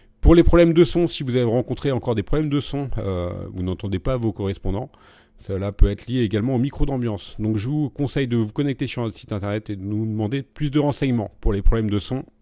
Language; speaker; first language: French; native; French